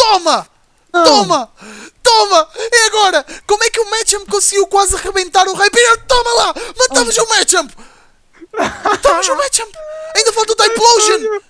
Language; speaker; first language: Portuguese; native; Portuguese